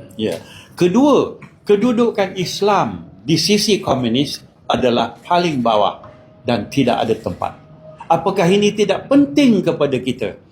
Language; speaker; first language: Malay; native; Malay